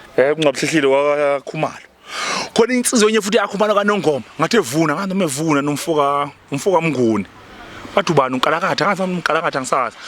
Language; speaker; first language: Zulu; native; Zulu